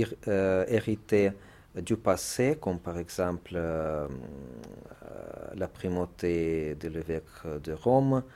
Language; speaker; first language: French; non-native, fluent; Russian